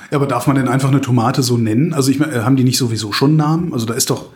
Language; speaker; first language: German; native; German